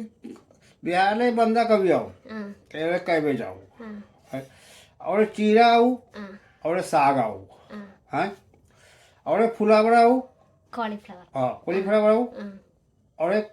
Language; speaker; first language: Malayalam; non-native, learner; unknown